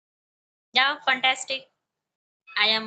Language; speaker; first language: English; non-native, learner; Hindi